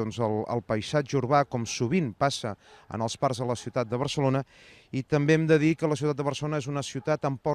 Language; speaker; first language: Catalan; native; Catalan